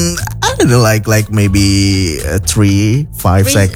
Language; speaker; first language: English; non-native, learner; Indonesian